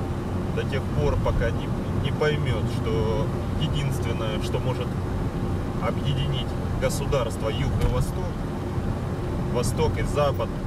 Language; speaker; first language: Russian; native; Russian